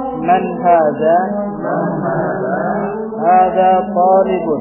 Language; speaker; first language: Arabic; non-native, fluent; Indonesian